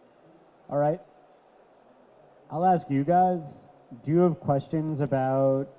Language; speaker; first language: English; native; English